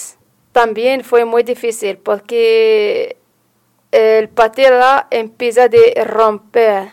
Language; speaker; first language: Spanish; non-native, learner; Arabic